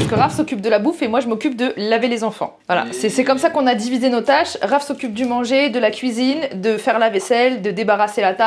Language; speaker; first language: French; native; French